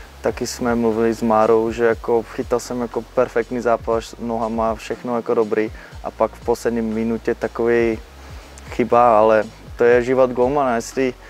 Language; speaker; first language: Czech; non-native, fluent; Dutch